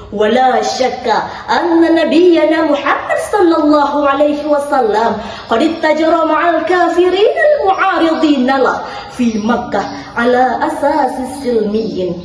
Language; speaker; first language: Arabic; non-native, learner; Indonesian